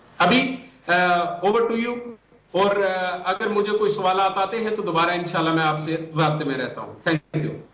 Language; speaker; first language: Urdu; non-native, local second language; Punjabi